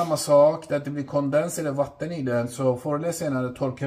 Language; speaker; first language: Swedish; non-native, fluent; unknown